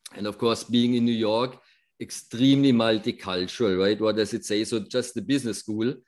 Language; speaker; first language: English; non-native, fluent; German